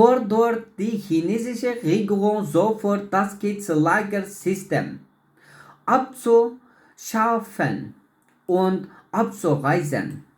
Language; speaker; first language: German; non-native, learner; Uyghur